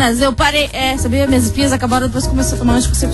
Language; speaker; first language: Portuguese; native; Portuguese